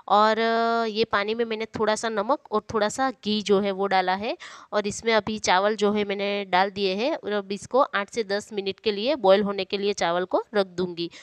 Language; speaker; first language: Hindi; non-native, local second language; Gujarati